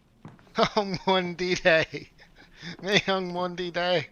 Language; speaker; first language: Vietnamese; non-native, learner; English